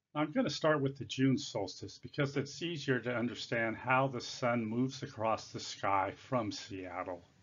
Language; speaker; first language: English; native; English